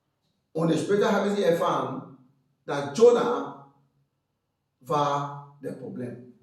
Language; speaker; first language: German; non-native, learner; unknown